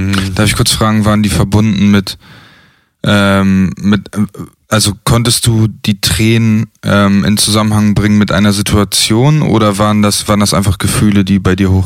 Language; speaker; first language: German; native; German